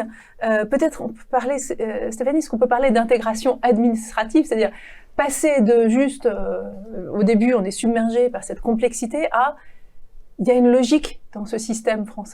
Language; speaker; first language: French; native; French